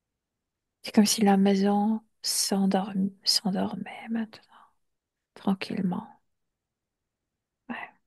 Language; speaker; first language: French; non-native, fluent; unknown